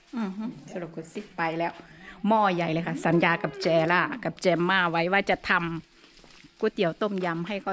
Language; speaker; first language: Italian; non-native, learner; Thai